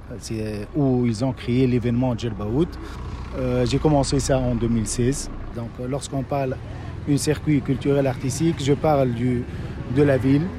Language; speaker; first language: French; non-native, local second language; Arabic